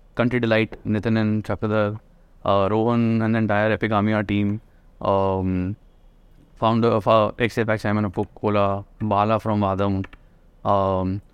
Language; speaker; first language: English; non-native, local second language; Hindi